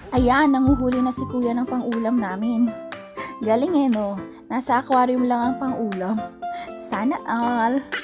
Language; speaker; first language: Filipino; native; Filipino